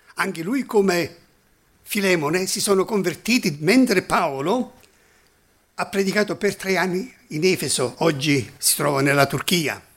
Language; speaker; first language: Italian; non-native, fluent; German